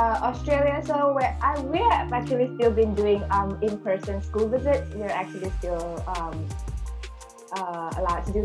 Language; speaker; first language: English; early bilingual, other home language; Indonesian